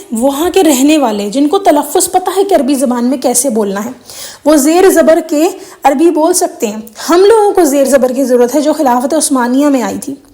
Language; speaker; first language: Urdu; native; Urdu